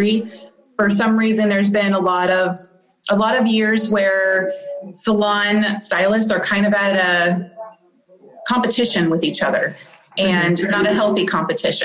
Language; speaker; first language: English; native; English